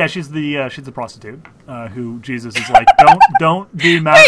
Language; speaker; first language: English; native; English